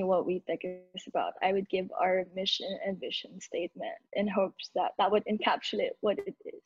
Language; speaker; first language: English; non-native, local second language; Filipino